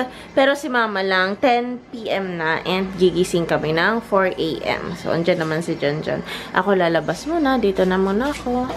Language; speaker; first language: Filipino; early bilingual, heritage; Filipino